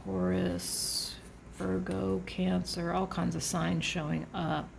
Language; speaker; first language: English; native; English